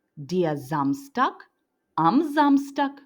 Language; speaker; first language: German; non-native, fluent; Ukrainian